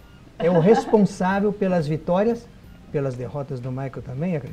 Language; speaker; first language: Portuguese; native; Portuguese